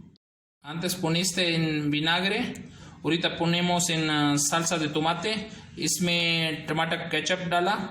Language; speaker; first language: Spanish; non-native, learner; Urdu